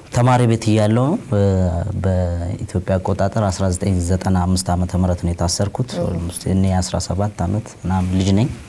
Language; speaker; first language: Amharic; non-native, local second language; Oromo